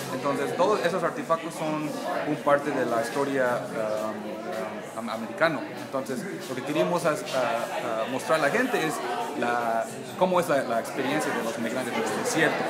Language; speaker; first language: Spanish; early bilingual, heritage; Spanish